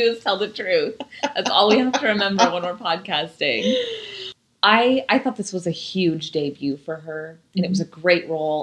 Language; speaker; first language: English; native; English